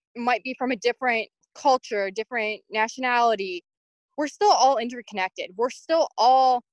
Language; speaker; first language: English; native; English